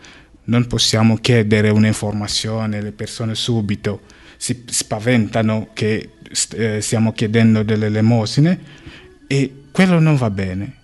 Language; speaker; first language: Italian; non-native, fluent; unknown